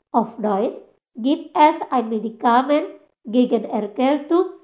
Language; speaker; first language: German; non-native, fluent; Indonesian